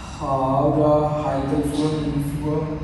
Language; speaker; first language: Vietnamese; non-native, learner; Hindi